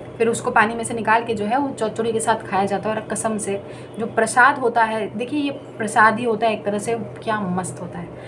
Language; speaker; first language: Hindi; non-native, local second language; Bangla